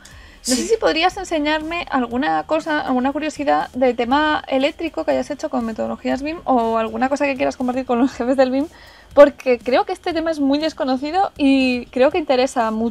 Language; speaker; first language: Spanish; native; Spanish